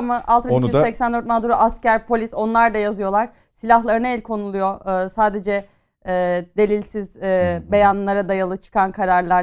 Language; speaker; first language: Turkish; native; Turkish